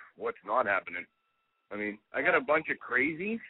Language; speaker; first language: English; native; English